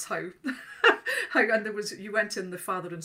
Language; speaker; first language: English; native; English